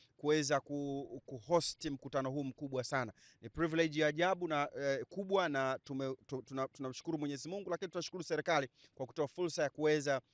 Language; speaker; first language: Swahili; native; Swahili